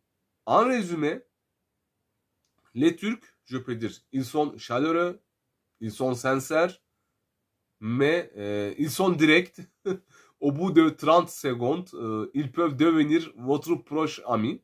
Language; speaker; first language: French; non-native, fluent; Turkish